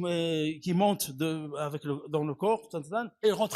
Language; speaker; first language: French; non-native, local second language; Arabic